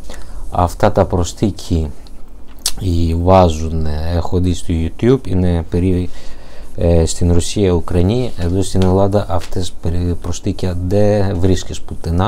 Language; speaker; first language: Greek; non-native, learner; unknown